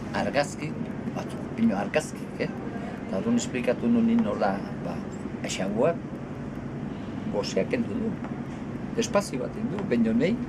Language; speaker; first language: Basque; native; Basque